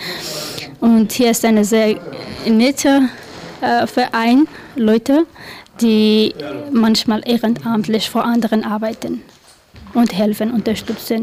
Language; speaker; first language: German; non-native, learner; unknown